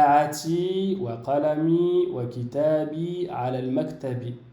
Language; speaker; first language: Arabic; non-native, fluent; French